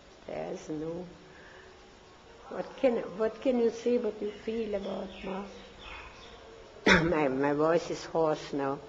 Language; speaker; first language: English; non-native, fluent; German